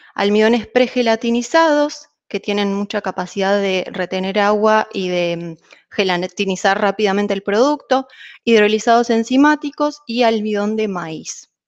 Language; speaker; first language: Spanish; native; Spanish